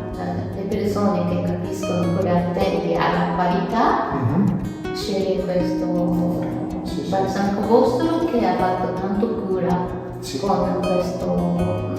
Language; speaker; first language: Italian; non-native, fluent; Japanese